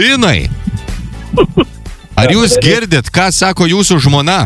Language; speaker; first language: Lithuanian; native; Lithuanian